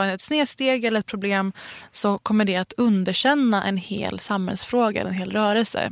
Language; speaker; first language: Swedish; early bilingual, other home language; Persian